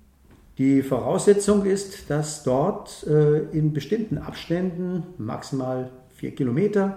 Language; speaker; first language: German; native; German